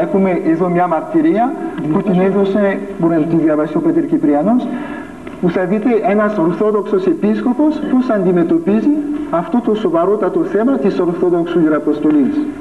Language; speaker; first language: Greek; non-native, fluent; French